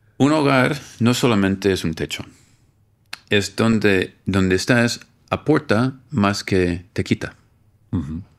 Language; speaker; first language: Spanish; non-native, fluent; English